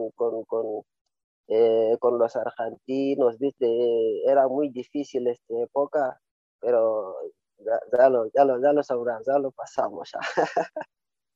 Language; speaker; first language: Spanish; non-native, learner; Wolof